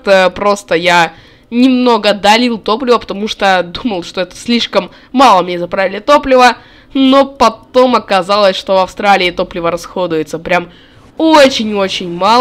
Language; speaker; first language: Russian; native; Russian